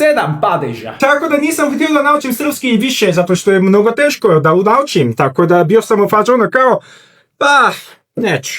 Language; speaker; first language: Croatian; non-native, fluent; Korean